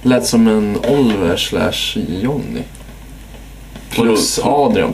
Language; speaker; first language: Swedish; native; Swedish